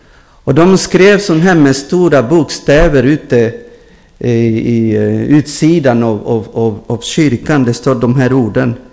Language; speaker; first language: Swedish; non-native, fluent; Spanish